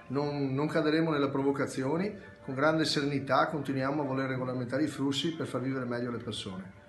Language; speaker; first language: Italian; native; Italian